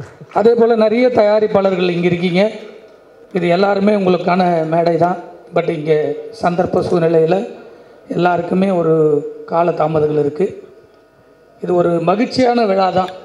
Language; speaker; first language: Tamil; native; Tamil